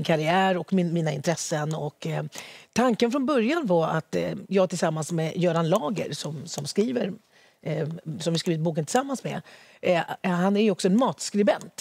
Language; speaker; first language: Swedish; early bilingual, other home language; Spanish